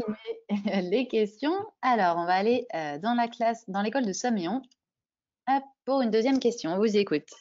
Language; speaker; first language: French; native; French